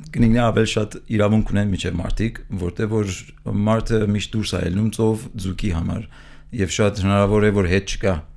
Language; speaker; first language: Armenian; early bilingual, heritage; Armenian